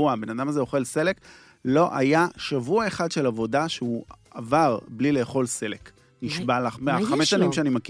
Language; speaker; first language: Hebrew; native; Hebrew